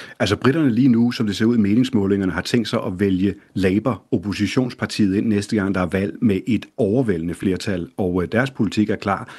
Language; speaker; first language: Danish; native; Danish